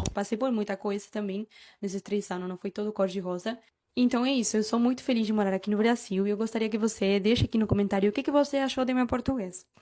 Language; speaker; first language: Portuguese; non-native, fluent; Spanish